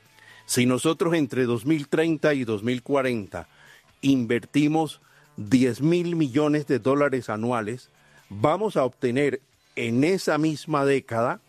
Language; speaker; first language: Spanish; native; Spanish